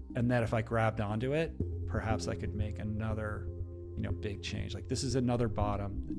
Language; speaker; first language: English; native; English